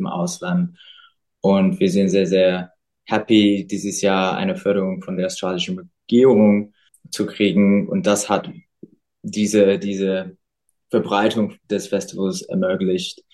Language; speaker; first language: German; non-native, fluent; English